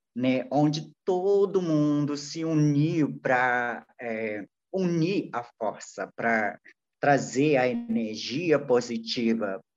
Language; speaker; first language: Portuguese; non-native, local second language; Ticuna